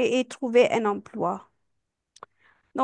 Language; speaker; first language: French; non-native, fluent; Hindi